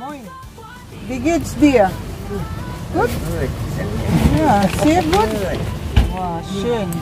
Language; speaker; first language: German; non-native, learner; Filipino